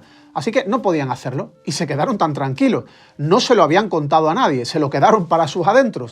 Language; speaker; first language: Spanish; native; Spanish